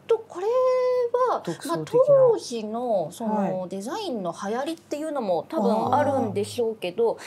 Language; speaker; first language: Japanese; native; Japanese